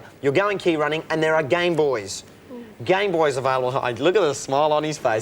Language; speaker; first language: English; native; English